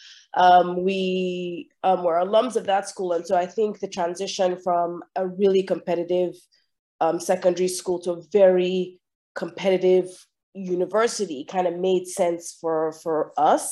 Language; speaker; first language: English; non-native, local second language; Yoruba